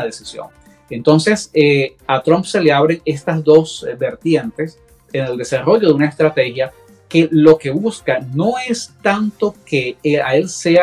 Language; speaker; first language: Spanish; native; Spanish